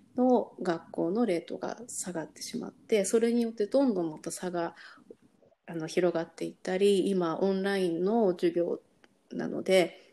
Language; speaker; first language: Japanese; native; Japanese